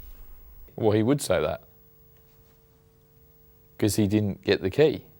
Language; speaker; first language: English; native; English